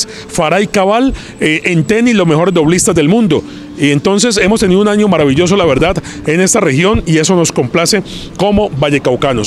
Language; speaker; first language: Spanish; native; Spanish